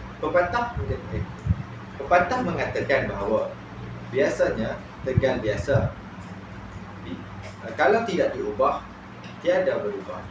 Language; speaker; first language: Malay; native; Malay